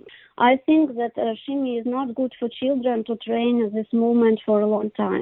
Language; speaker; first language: English; non-native, learner; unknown